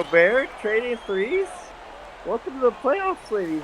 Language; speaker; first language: English; native; English